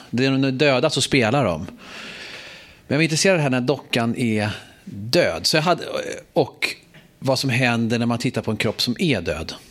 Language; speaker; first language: Swedish; native; Swedish